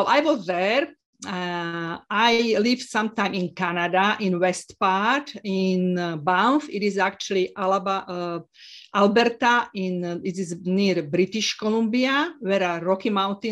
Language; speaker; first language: English; non-native, fluent; Slovak